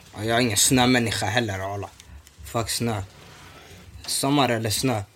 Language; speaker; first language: Swedish; early bilingual, other home language; Somali